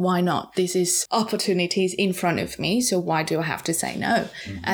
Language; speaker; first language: English; non-native, fluent; Thai